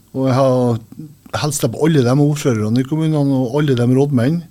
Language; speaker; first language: Norwegian; native; Norwegian